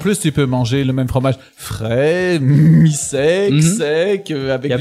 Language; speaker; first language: French; native; French